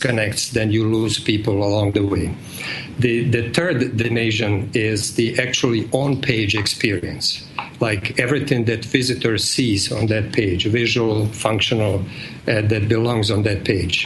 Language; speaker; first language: English; non-native, fluent; Bosnian